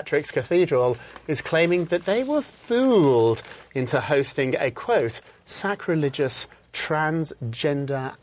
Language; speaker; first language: English; native; English